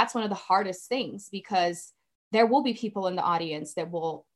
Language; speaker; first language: English; non-native, fluent; Portuguese